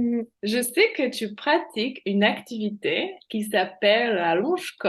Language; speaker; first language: French; non-native, fluent; Slovak